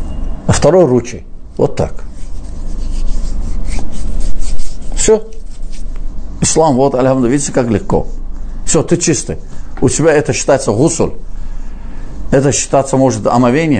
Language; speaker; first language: Russian; non-native, fluent; Azerbaijani